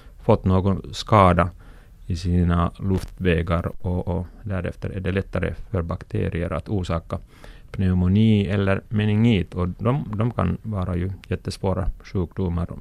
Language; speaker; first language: Swedish; non-native, local second language; Finnish